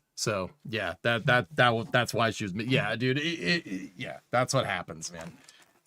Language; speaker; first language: English; native; English